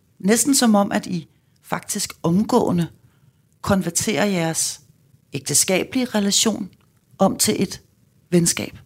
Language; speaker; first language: Danish; native; Danish